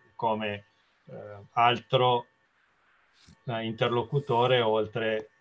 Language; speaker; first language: Italian; native; Italian